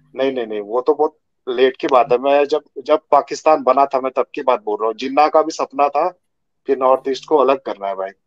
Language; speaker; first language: Hindi; native; Hindi